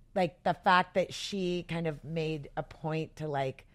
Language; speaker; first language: English; native; English